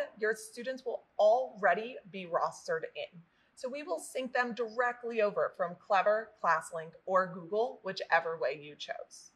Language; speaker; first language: English; native; English